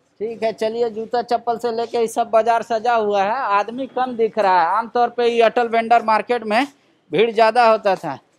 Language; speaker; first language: Hindi; native; Hindi